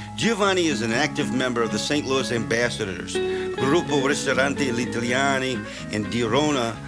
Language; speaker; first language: English; native; English